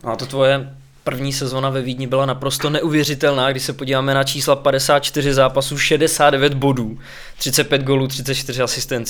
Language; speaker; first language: Czech; native; Czech